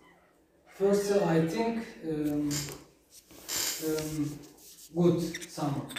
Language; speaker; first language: English; non-native, learner; Turkish